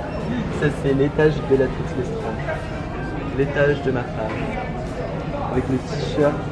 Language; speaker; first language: French; native; French